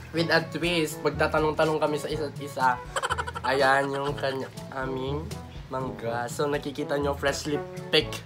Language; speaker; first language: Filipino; non-native, local second language; Iloko